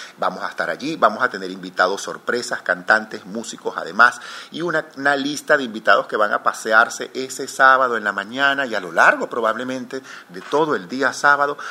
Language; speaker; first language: Spanish; native; Spanish